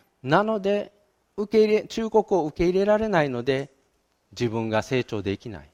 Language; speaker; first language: Japanese; native; Japanese